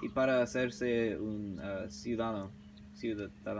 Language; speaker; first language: Spanish; early bilingual, heritage; English